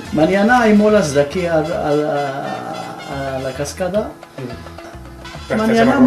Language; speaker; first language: Spanish; non-native, learner; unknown